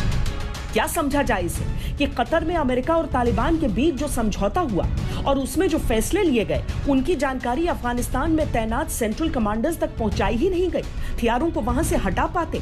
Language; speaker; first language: Hindi; native; Hindi